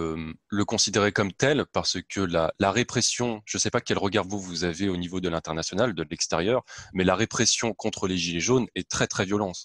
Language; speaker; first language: French; native; French